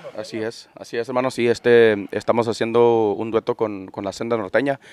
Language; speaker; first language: Spanish; native; Spanish